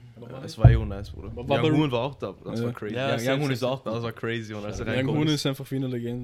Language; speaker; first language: German; native; German